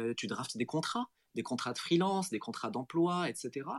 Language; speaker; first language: French; non-native, local second language; Arabic